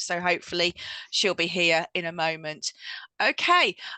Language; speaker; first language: English; native; English